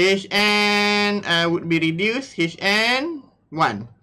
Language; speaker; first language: English; non-native, local second language; Malay